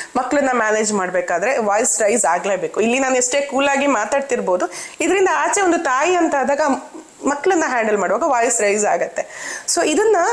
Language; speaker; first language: Kannada; native; Kannada